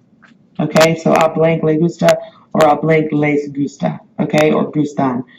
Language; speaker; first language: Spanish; non-native, fluent; English